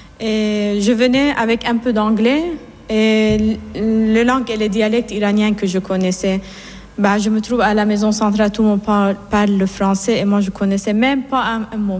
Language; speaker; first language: French; non-native, fluent; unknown